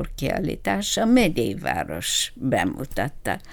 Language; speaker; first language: Hungarian; non-native, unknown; Bulgarian